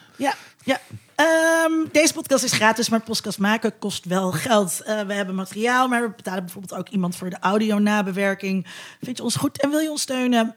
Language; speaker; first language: Dutch; native; Dutch